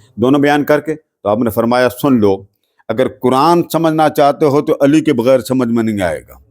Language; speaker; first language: Urdu; non-native, local second language; Punjabi